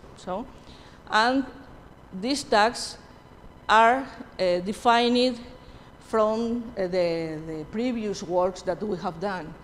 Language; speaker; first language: English; non-native, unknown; Spanish